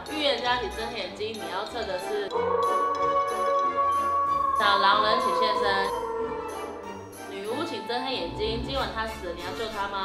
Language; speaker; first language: Chinese; native; Chinese